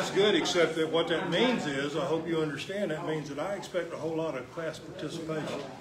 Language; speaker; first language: English; native; English